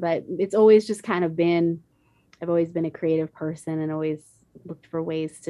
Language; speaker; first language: English; native; English